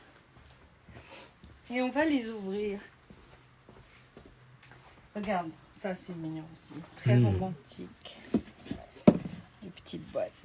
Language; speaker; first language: French; native; French